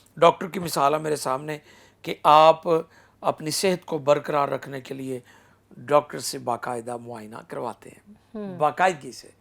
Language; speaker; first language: Urdu; non-native, local second language; Punjabi